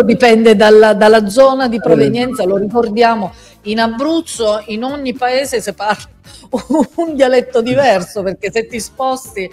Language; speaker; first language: Italian; native; Italian